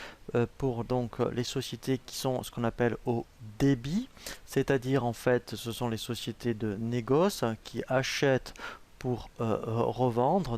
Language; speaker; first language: French; native; French